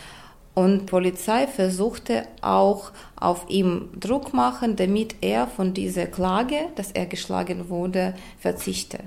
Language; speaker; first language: German; non-native, fluent; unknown